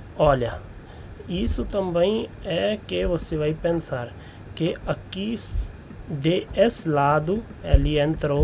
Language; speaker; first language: Portuguese; non-native, learner; Hindi